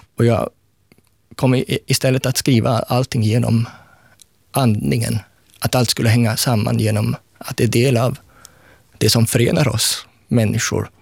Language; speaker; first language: Swedish; native; Swedish